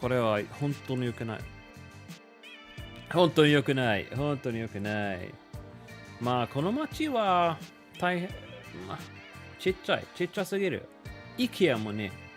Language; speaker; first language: Japanese; non-native, learner; English